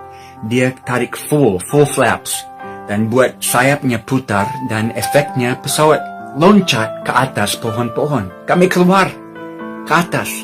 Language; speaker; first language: Indonesian; non-native, fluent; English